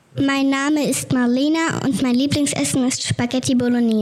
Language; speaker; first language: German; native; German